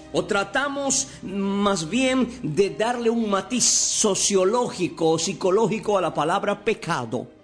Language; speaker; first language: Spanish; native; Spanish